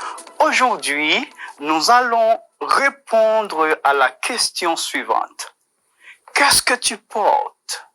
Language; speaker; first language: French; non-native, fluent; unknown